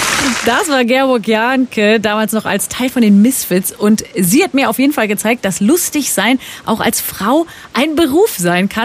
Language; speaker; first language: German; native; German